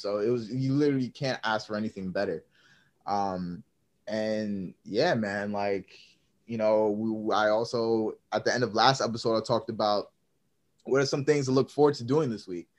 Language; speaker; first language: English; native; English